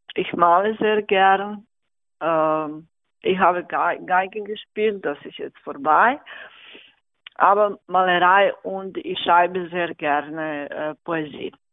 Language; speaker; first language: German; non-native, fluent; Serbian